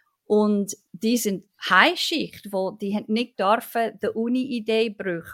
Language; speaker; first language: German; non-native, fluent; English